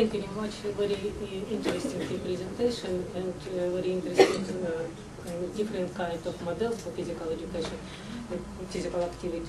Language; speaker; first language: English; non-native, learner; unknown